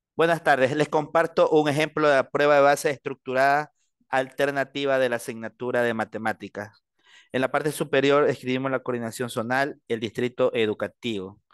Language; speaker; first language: Spanish; native; Spanish